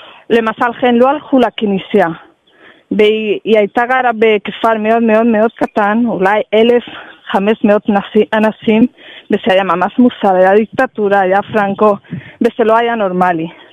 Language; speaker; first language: Hebrew; non-native, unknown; Spanish